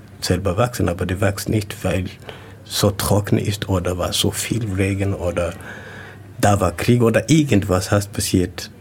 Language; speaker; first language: German; non-native, learner; Swahili